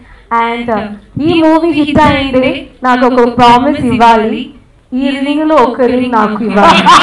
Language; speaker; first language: Telugu; non-native, learner; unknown